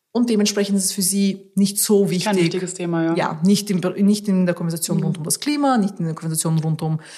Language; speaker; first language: German; early bilingual, other home language; Russian